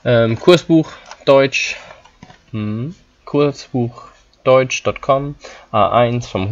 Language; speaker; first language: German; non-native, fluent; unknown